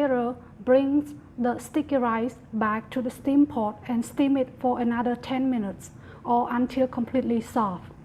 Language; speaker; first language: English; non-native, fluent; Khmer